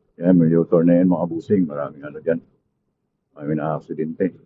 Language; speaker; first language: Filipino; non-native, local second language; Bikol